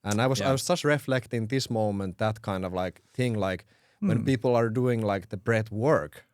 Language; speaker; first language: English; non-native, fluent; Finnish